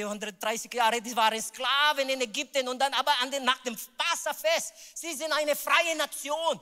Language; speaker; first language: German; non-native, learner; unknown